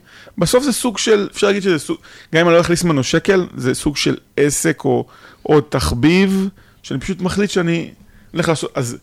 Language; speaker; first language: Hebrew; native; Hebrew